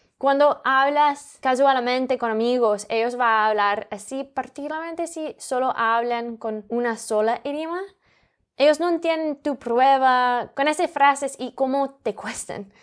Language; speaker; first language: Spanish; non-native, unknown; English